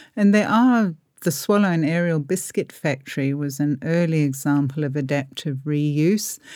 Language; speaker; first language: English; native; English